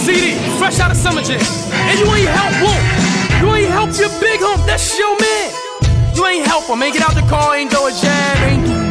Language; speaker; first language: English; native; English